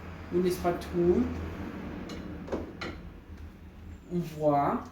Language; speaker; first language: French; non-native, learner; Spanish